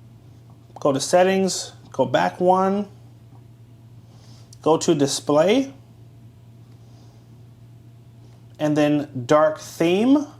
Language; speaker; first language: English; native; English